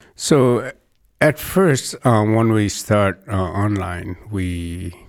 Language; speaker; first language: English; non-native, local second language; Nepali